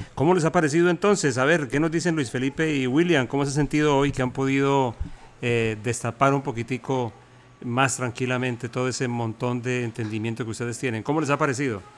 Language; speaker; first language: Spanish; native; Spanish